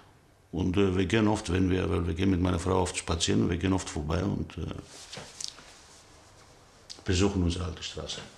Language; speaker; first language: German; early bilingual, other home language; Greek